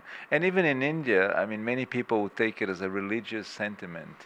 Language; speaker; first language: English; non-native, fluent; Portuguese